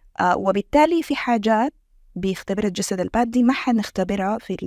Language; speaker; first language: Arabic; native; Arabic